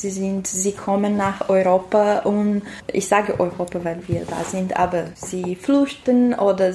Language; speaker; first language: German; non-native, learner; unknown